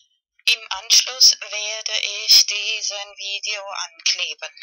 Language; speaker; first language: German; non-native, fluent; Spanish